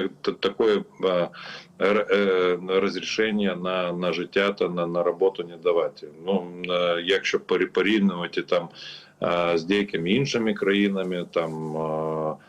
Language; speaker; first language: Ukrainian; non-native, learner; Lithuanian